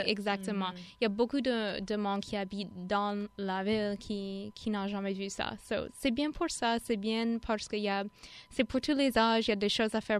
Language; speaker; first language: French; non-native, fluent; English